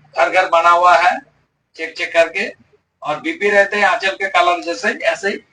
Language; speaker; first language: Hindi; non-native, local second language; Bangla